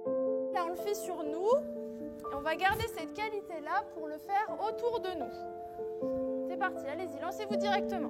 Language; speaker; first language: French; native; French